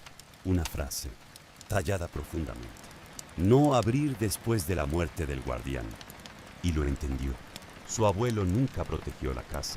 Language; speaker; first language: Spanish; native; Spanish